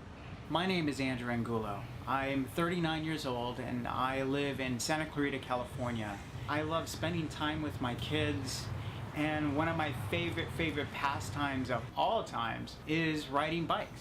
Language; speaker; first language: English; native; English